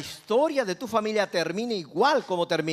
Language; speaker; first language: Spanish; native; Spanish